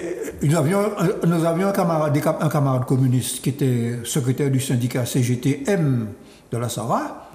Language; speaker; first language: French; native; French